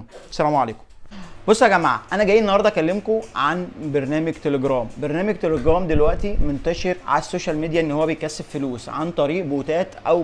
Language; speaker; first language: Arabic; native; Arabic